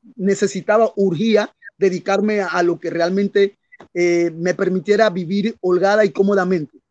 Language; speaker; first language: Spanish; native; Spanish